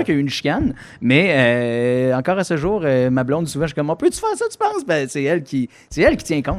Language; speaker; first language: French; native; French